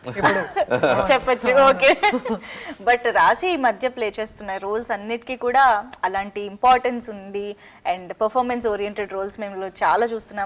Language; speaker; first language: Telugu; native; Telugu